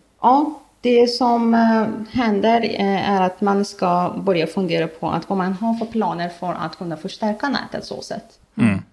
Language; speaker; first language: Swedish; non-native, fluent; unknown